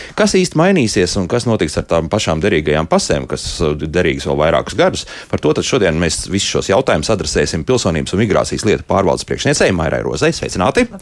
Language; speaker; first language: Latvian; native; Latvian